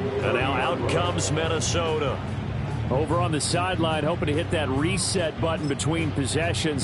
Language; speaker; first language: English; native; English